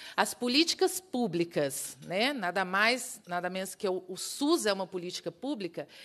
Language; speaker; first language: Portuguese; native; Portuguese